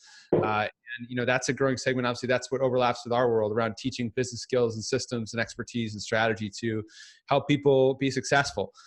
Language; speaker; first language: English; native; English